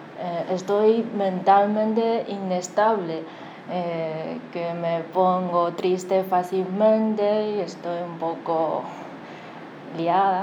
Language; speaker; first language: Spanish; non-native, fluent; Chinese